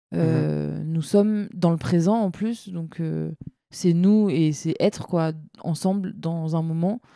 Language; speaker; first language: French; native; French